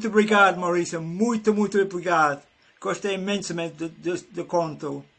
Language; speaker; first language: Portuguese; non-native, learner; English